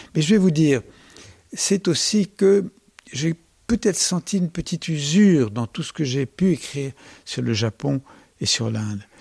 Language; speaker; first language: French; native; French